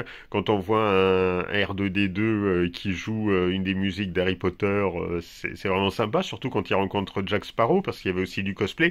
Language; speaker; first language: French; native; French